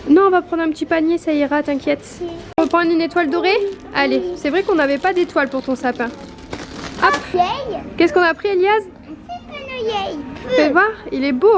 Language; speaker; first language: French; native; French